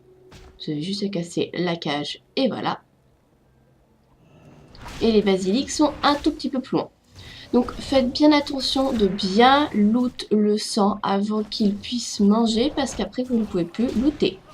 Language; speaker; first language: French; native; French